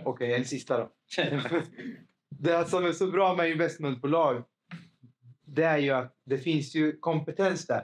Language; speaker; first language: Swedish; native; Swedish